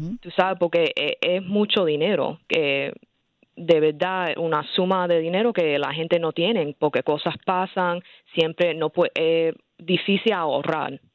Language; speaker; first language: Spanish; early bilingual, heritage; Spanish